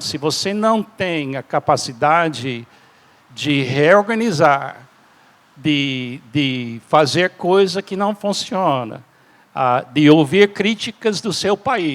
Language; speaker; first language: Portuguese; non-native, fluent; English